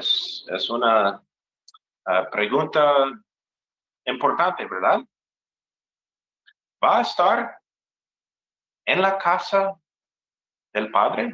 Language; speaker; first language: Spanish; non-native, fluent; English